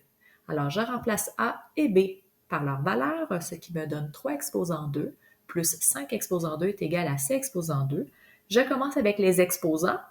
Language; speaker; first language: French; native; French